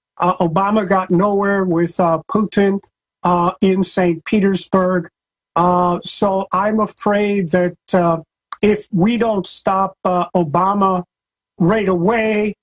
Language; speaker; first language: English; native; English